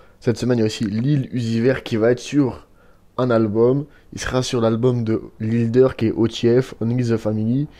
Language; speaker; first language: French; native; French